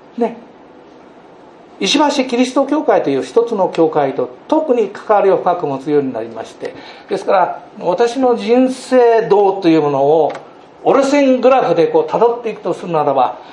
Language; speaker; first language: Japanese; native; Japanese